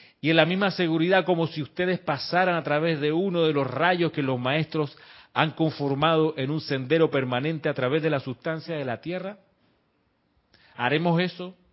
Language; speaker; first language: Spanish; native; Spanish